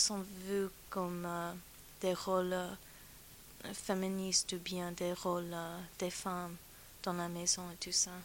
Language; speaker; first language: French; non-native, fluent; English